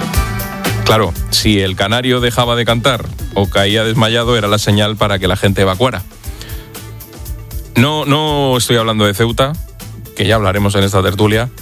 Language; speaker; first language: Spanish; native; Spanish